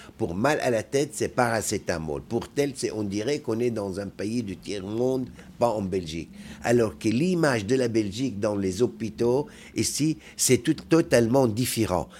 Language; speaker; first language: French; non-native, fluent; Arabic